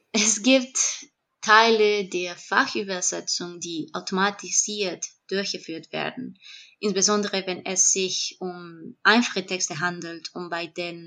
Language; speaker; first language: German; non-native, fluent; Spanish